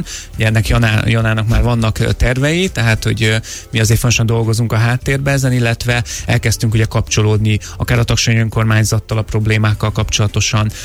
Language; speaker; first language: Hungarian; native; Hungarian